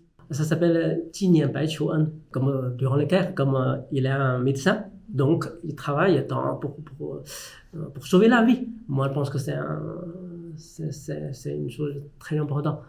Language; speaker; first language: French; non-native, fluent; Chinese